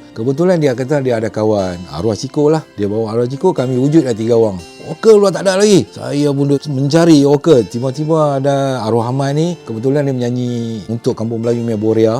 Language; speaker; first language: Malay; native; Malay